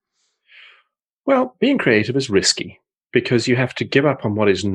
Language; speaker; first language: English; native; English